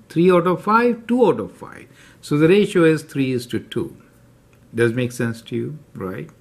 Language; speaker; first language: English; non-native, local second language; Hindi